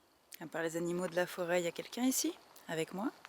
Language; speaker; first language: French; native; French